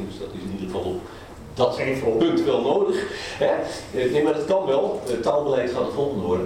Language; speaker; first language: Dutch; native; Dutch